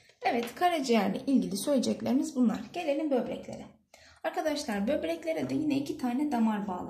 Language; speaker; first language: Turkish; native; Turkish